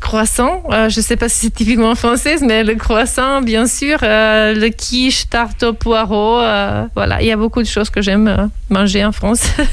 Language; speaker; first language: French; non-native, fluent; Serbian